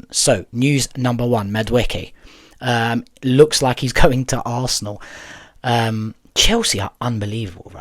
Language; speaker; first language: English; native; English